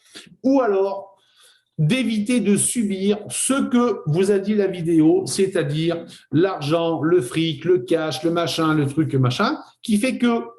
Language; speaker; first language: French; native; French